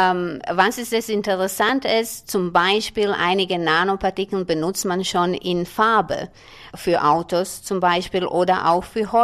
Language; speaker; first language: German; non-native, fluent; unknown